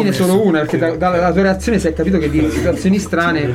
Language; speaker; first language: Italian; native; Italian